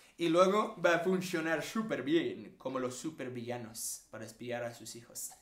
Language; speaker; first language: Spanish; non-native, fluent; English